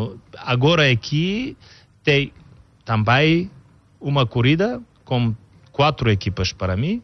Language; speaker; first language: Portuguese; non-native, fluent; Bulgarian